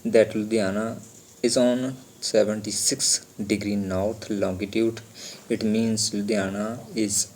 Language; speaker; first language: English; non-native, local second language; Punjabi